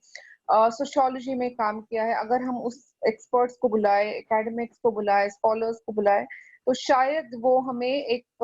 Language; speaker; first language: Hindi; native; Hindi